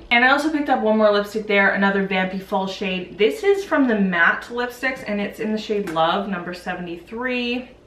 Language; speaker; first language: English; native; English